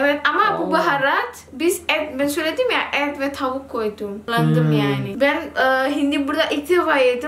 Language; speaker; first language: Turkish; non-native, learner; Indonesian